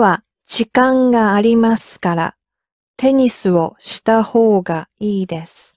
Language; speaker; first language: Japanese; non-native, learner; English